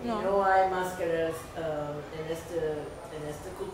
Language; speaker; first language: Spanish; non-native, fluent; English